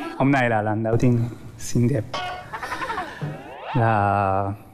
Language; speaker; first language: Vietnamese; non-native, learner; Japanese